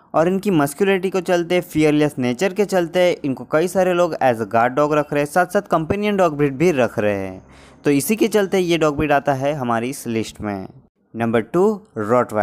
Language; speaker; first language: Hindi; native; Hindi